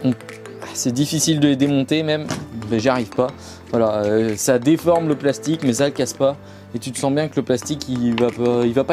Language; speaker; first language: French; native; French